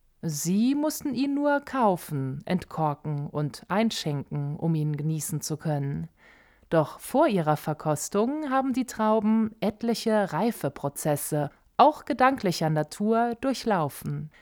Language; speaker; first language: German; native; German